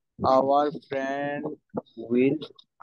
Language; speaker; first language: English; non-native, learner; Bangla